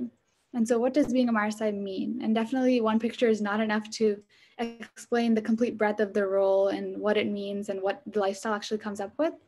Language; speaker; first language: English; early bilingual, other home language; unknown